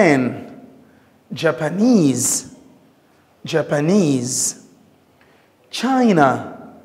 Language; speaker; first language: English; non-native, fluent; Lingala